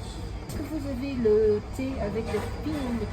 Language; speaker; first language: French; non-native, fluent; Dutch